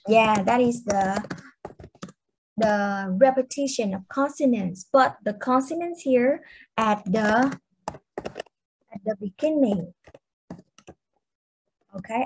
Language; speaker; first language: English; non-native, fluent; Vietnamese